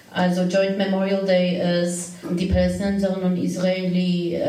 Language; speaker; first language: German; non-native, fluent; Turkish